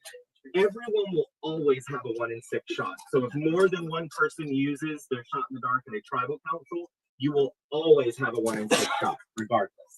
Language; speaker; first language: English; native; English